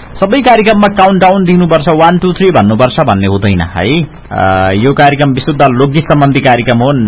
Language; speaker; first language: Nepali; non-native, local second language; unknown